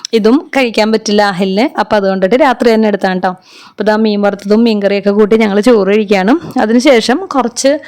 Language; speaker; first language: Malayalam; native; Malayalam